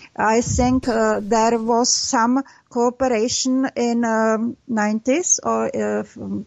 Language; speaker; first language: English; non-native, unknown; Czech